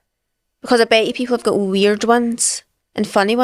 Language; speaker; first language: English; native; English